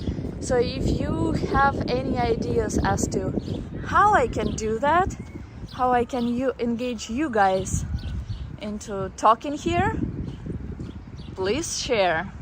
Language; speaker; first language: English; non-native, fluent; Russian